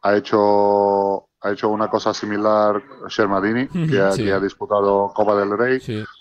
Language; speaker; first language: Spanish; non-native, fluent; Georgian